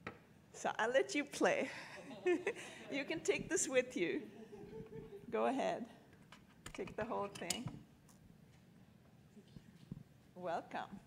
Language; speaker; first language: English; native; English